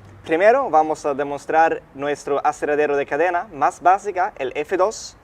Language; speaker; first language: Spanish; non-native, fluent; Swedish